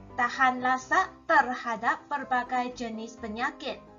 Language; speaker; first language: Malay; non-native, local second language; Chinese